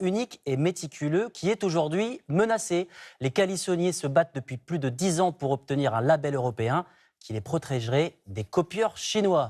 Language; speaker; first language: French; native; French